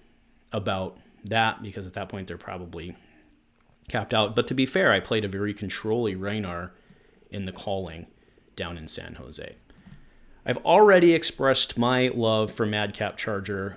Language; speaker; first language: English; native; English